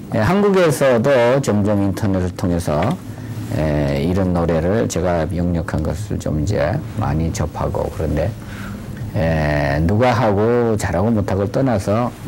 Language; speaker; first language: Korean; native; Korean